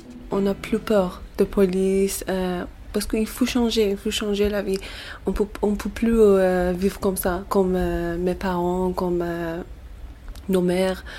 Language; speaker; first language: French; non-native, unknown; Persian